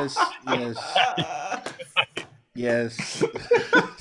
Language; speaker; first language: English; native; English